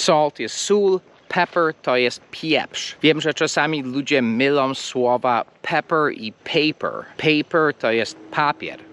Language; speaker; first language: Polish; non-native, fluent; English